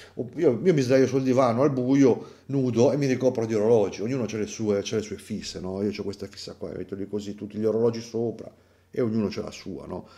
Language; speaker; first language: Italian; native; Italian